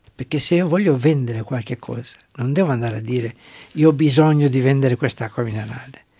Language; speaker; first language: Italian; non-native, local second language; German